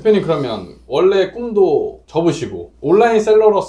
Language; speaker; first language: Korean; native; Korean